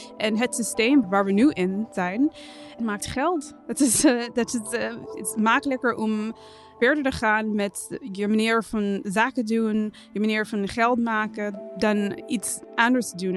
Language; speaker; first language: Dutch; non-native, fluent; English